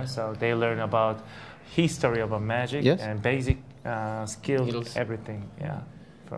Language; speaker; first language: English; non-native, learner; Korean